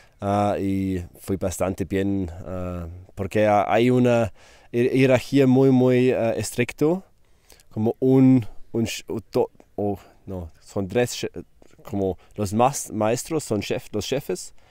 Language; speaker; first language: Spanish; non-native, learner; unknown